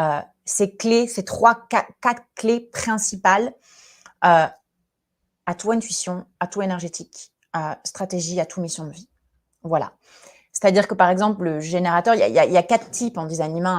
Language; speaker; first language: French; native; French